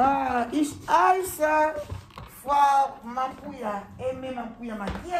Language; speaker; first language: German; non-native, learner; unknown